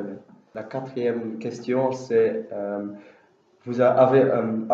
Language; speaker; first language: French; non-native, learner; Dutch